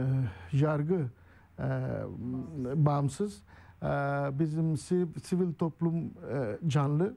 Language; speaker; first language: Turkish; non-native, learner; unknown